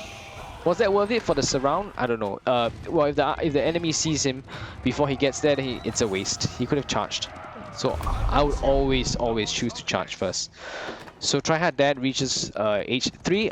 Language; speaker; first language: English; native; English